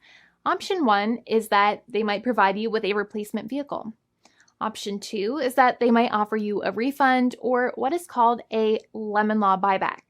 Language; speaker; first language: English; native; English